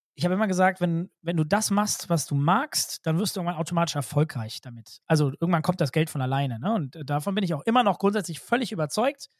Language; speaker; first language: German; native; German